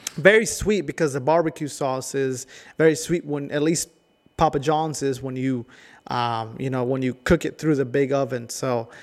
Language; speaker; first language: English; non-native, fluent; Spanish